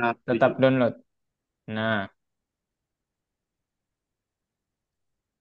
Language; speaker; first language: Indonesian; native; Indonesian